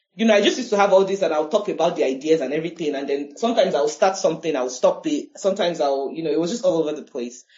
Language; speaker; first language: English; non-native, local second language; Igbo